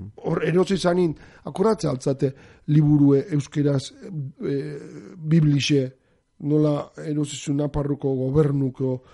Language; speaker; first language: Basque; native; Basque